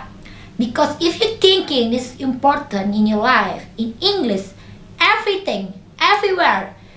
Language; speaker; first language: English; non-native, learner; Indonesian